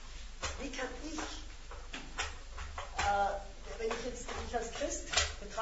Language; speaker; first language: German; native; German